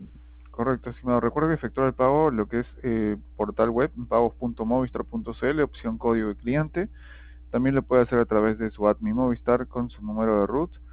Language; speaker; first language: Spanish; native; Spanish